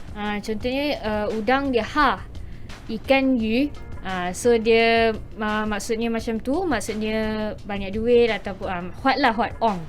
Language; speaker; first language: Malay; non-native, local second language; Chinese